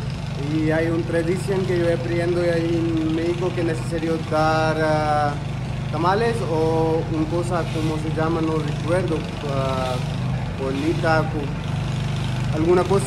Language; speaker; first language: Spanish; non-native, learner; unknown